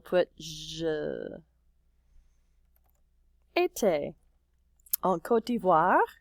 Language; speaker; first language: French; non-native, fluent; English